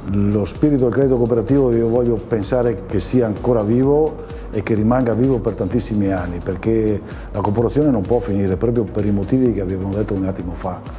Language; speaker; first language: Italian; native; Italian